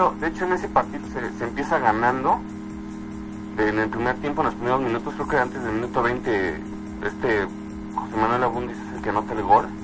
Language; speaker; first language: Spanish; native; Spanish